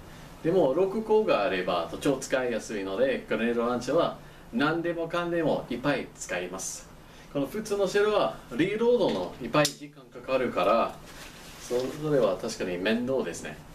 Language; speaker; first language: Japanese; non-native, learner; English